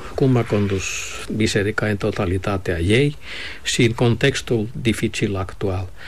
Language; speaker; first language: Romanian; non-native, fluent; Finnish